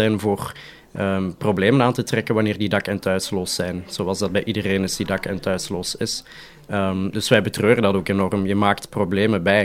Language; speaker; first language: Dutch; native; Dutch